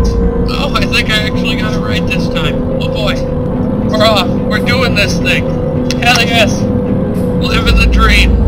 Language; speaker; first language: English; native; English